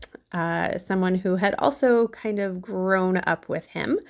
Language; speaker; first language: English; native; English